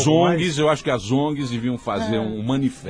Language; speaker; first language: Portuguese; native; Portuguese